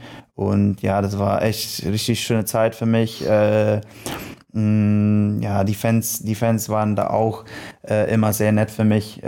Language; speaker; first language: German; non-native, learner; Polish